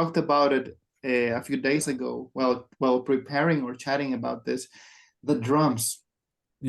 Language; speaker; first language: English; non-native, fluent; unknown